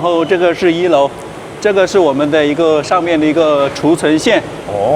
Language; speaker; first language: Chinese; native; Chinese